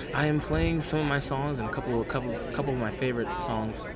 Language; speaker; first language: English; native; English